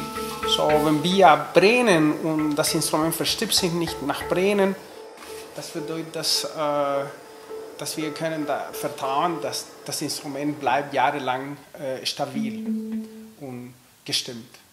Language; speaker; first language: German; non-native, fluent; Spanish